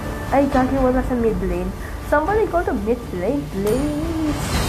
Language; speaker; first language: English; non-native, local second language; Filipino